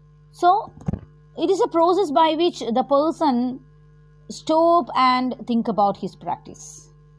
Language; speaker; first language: English; non-native, local second language; Malayalam